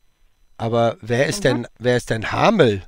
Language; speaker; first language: German; native; German